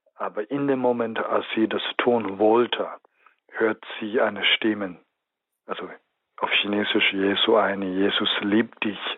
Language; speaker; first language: German; non-native, fluent; Chinese